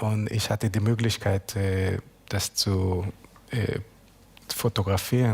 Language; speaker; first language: German; non-native, learner; Hebrew